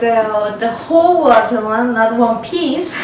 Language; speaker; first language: English; non-native, learner; Turkish